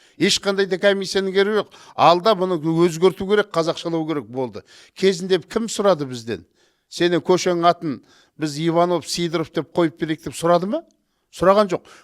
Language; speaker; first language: Kazakh; native; Kazakh